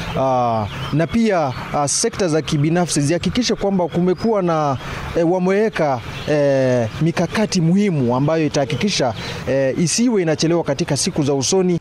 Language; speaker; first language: Swahili; non-native, local second language; Somali